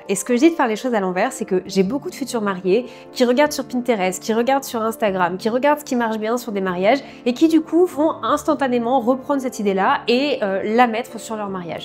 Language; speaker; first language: French; native; French